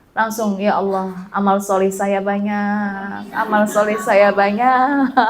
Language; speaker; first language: Indonesian; native; Indonesian